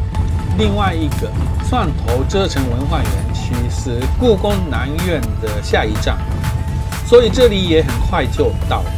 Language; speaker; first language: Chinese; non-native, fluent; Japanese